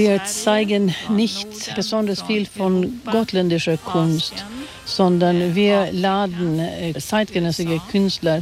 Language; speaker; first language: German; non-native, fluent; Swedish